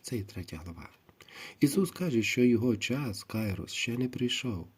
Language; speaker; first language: Ukrainian; native; Ukrainian